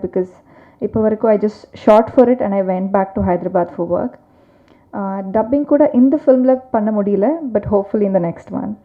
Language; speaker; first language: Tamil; non-native, learner; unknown